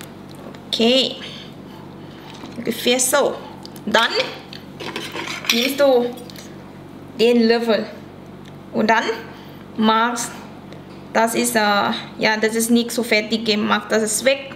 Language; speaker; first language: German; non-native, learner; Thai